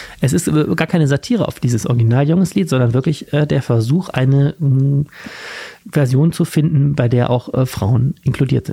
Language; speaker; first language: German; native; German